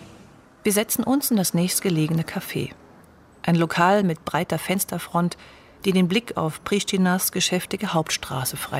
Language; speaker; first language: German; native; German